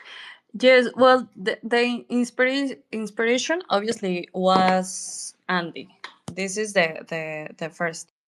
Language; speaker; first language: English; non-native, learner; Spanish